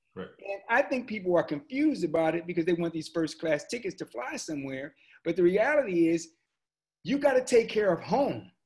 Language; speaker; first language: English; native; English